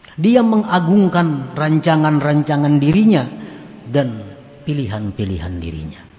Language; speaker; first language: Indonesian; native; Indonesian